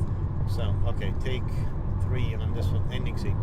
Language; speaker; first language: English; native; English